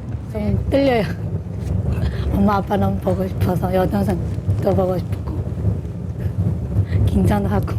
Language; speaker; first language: Korean; non-native, learner; Chinese